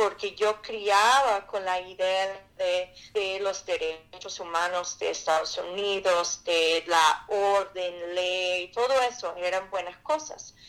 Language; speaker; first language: Spanish; non-native, fluent; English